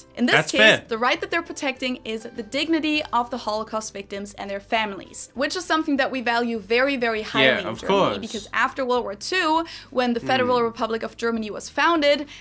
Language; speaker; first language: English; non-native, fluent; German